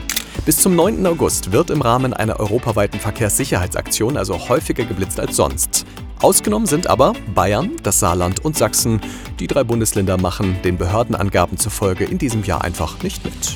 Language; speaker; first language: German; native; German